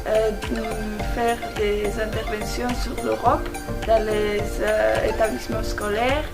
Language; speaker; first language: French; non-native, learner; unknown